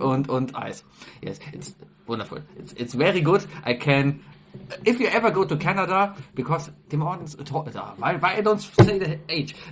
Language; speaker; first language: English; non-native, fluent; German